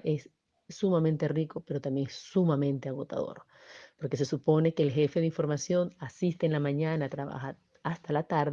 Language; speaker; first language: Spanish; native; Spanish